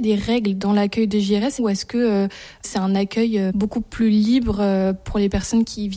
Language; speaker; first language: French; native; French